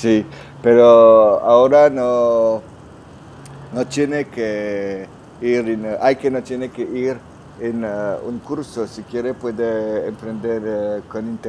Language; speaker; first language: Spanish; non-native, learner; French